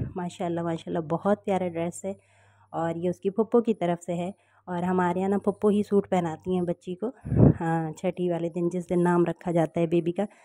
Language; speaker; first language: Urdu; native; Urdu